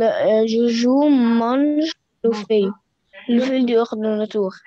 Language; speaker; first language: French; non-native, learner; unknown